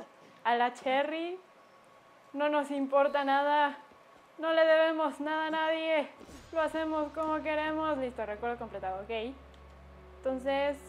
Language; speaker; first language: Spanish; native; Spanish